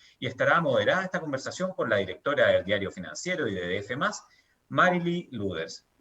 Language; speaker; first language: Spanish; native; Spanish